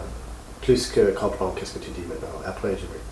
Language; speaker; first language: French; non-native, learner; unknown